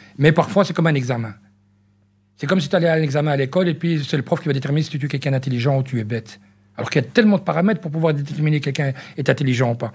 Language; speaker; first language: French; early bilingual, other home language; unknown